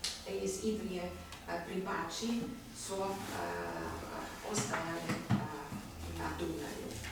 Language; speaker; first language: Slovenian; non-native, learner; German